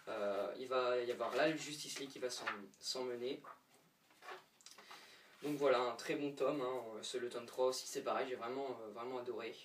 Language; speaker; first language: French; native; French